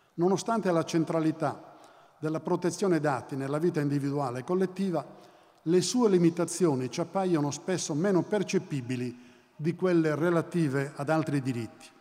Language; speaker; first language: Italian; native; Italian